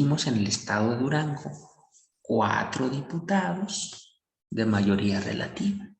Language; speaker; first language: Spanish; native; Spanish